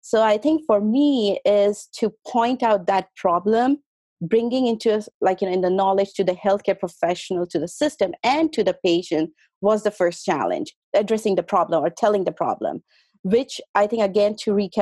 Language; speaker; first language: English; non-native, local second language; Hindi